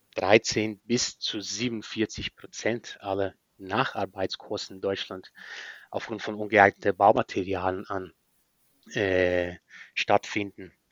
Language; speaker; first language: German; non-native, fluent; Portuguese